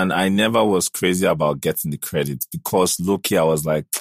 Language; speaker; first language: English; non-native, local second language; Igbo